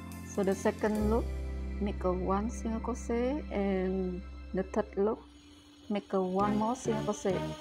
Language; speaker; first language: English; non-native, learner; Indonesian